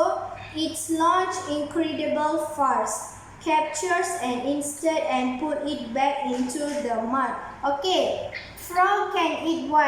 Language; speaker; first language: English; non-native, learner; Malay